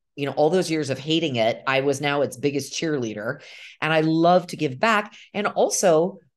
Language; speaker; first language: English; native; English